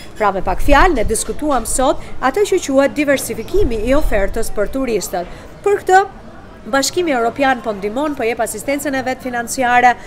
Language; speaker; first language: Albanian; non-native, fluent; Italian